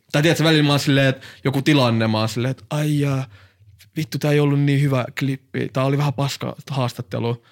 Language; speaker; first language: Finnish; early bilingual, other home language; Arabic